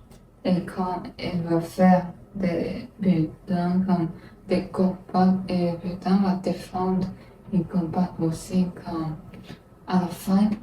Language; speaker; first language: French; non-native, learner; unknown